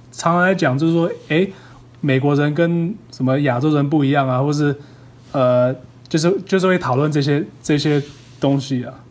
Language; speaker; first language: Chinese; early bilingual, heritage; Chinese